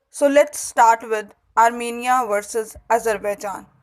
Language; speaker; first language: English; non-native, local second language; Punjabi